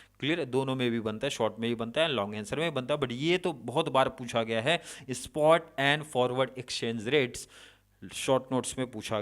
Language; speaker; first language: Hindi; native; Hindi